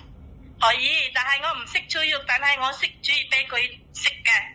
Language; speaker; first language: Cantonese; non-native, learner; Indonesian